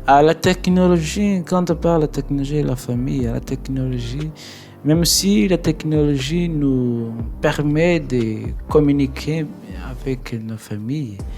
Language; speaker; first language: French; non-native, learner; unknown